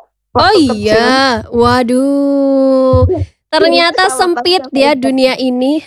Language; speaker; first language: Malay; non-native, local second language; Javanese